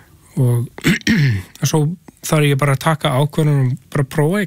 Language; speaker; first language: Icelandic; non-native, learner; English